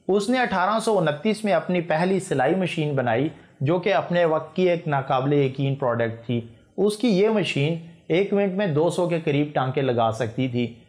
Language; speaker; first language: Urdu; native; Urdu